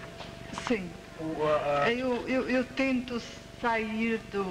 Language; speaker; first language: Portuguese; non-native, fluent; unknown